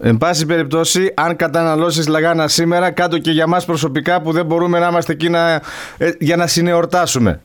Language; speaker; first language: Greek; native; Greek